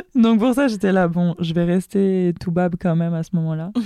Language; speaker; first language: French; native; French